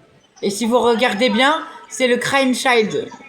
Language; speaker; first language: French; native; French